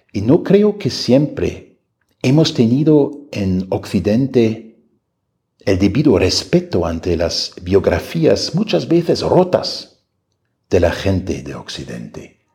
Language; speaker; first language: Spanish; non-native, fluent; German